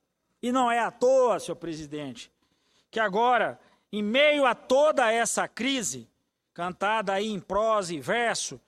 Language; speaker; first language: Portuguese; native; Portuguese